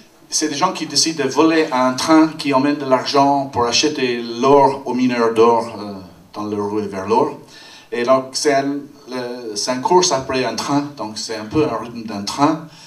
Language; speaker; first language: French; non-native, fluent; English